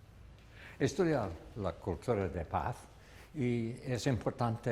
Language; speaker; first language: Spanish; non-native, learner; English